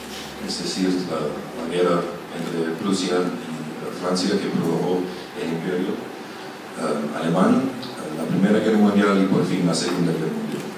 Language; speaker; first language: Spanish; non-native, fluent; German